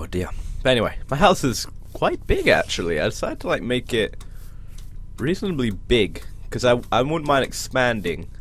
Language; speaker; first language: English; native; English